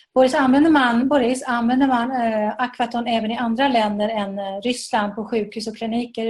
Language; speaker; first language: Swedish; native; Swedish